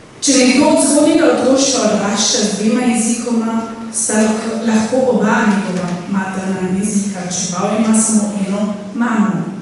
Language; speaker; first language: Slovenian; non-native, local second language; German